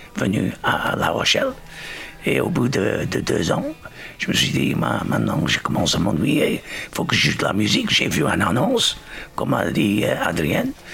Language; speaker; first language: French; non-native, fluent; English